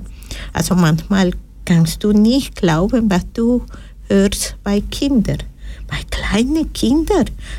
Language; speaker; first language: German; non-native, fluent; Spanish